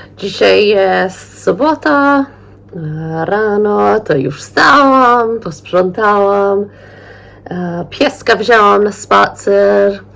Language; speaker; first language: Polish; early bilingual, heritage; Polish